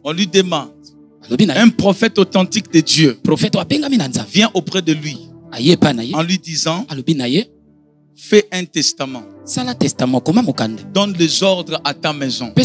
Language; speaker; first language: French; non-native, local second language; Lingala